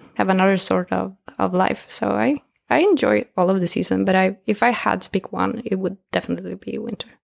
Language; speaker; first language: English; non-native, fluent; Swedish